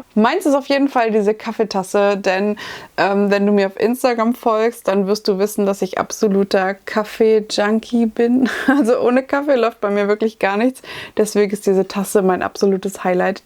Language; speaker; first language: German; native; German